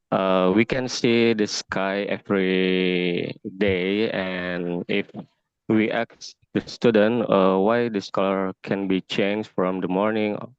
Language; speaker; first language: English; non-native, learner; Indonesian